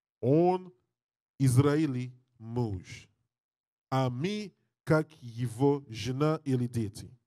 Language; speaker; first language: Russian; non-native, learner; English